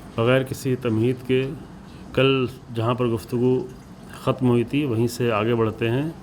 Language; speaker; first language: Urdu; native; Urdu